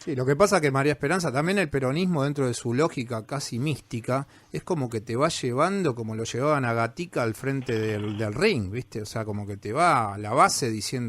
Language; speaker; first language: Spanish; native; Spanish